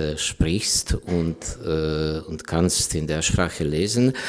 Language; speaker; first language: German; non-native, fluent; Ukrainian